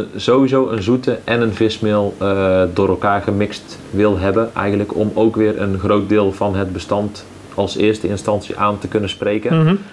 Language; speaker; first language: Dutch; native; Dutch